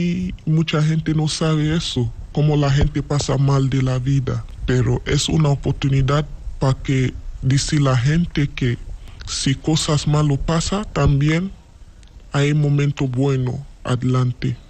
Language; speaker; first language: Spanish; non-native, learner; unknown